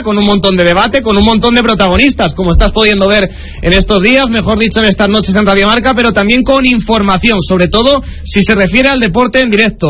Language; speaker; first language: Spanish; native; Spanish